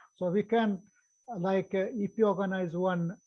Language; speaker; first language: English; non-native, learner; Mongolian